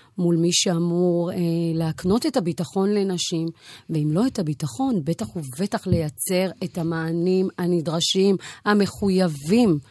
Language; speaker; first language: Hebrew; early bilingual, other home language; Amharic